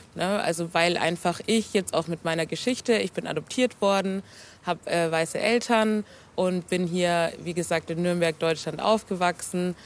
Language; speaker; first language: German; native; German